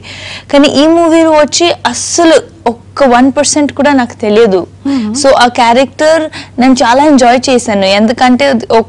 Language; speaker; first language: Telugu; non-native, learner; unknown